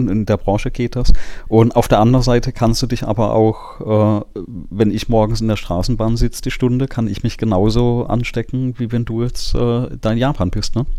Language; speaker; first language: German; native; German